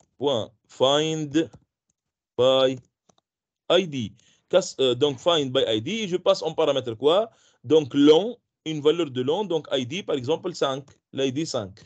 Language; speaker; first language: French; non-native, local second language; Arabic